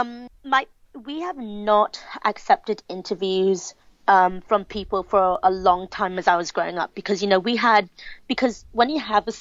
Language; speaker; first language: English; native; English